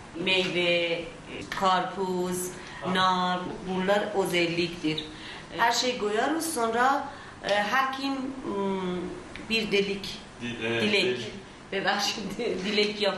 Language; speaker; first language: Turkish; non-native, fluent; Persian